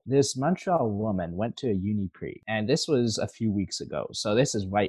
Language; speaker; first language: English; native; English